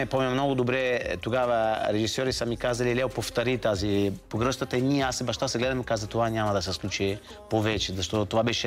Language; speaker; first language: Bulgarian; non-native, fluent; Italian